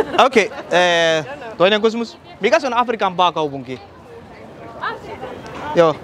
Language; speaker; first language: Finnish; non-native, learner; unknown